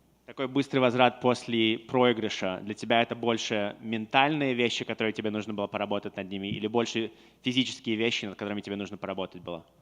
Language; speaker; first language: Russian; native; Russian